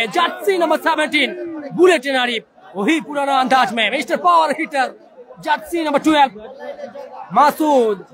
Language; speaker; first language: Hindi; non-native, local second language; Bangla